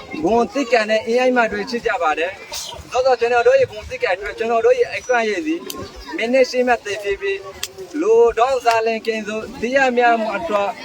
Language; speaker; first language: Burmese; non-native, local second language; Rohingya